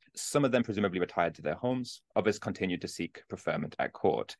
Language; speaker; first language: English; native; English